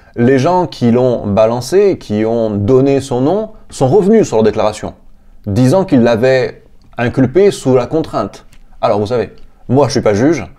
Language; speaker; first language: French; native; French